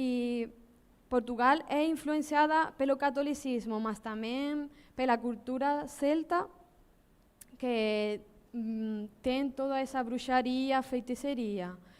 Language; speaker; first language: Portuguese; non-native, learner; Spanish